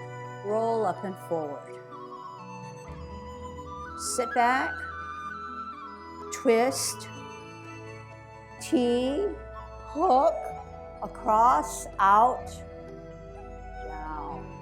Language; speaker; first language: English; native; English